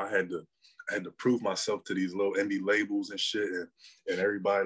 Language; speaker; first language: English; native; English